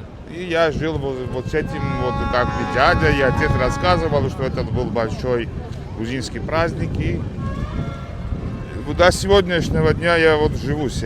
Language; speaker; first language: Russian; non-native, local second language; Georgian